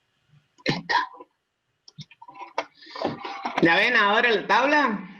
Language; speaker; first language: Spanish; native; Spanish